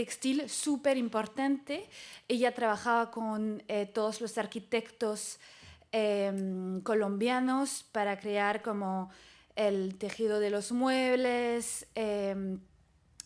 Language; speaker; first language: Spanish; non-native, fluent; French